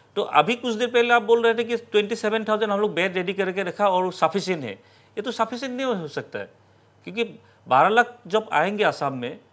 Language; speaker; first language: Hindi; non-native, local second language; Assamese